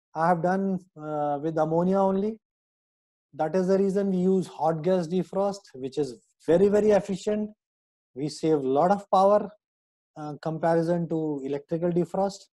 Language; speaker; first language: English; non-native, local second language; Hindi